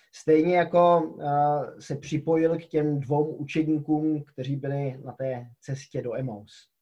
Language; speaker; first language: Czech; native; Czech